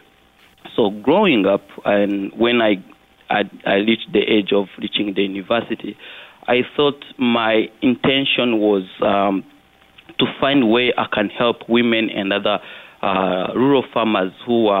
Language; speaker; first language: English; non-native, local second language; Kinyarwanda